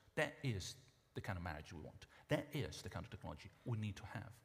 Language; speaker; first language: English; non-native, fluent; Italian